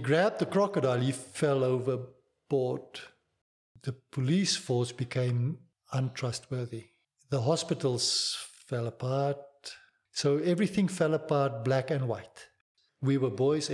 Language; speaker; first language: English; non-native, local second language; Afrikaans